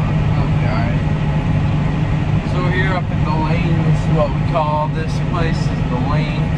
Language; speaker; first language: English; native; English